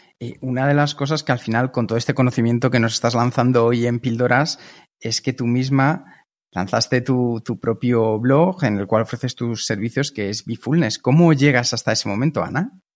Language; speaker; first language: Spanish; native; Spanish